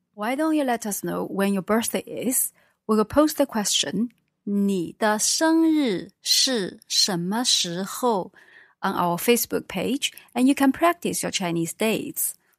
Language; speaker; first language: English; non-native, fluent; Chinese